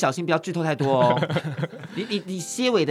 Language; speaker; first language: Chinese; native; Chinese